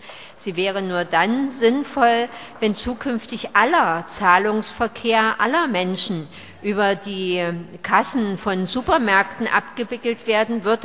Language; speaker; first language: German; native; German